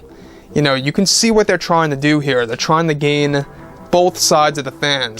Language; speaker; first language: English; native; English